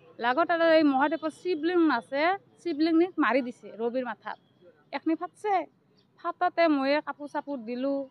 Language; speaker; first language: Assamese; non-native, local second language; Hindi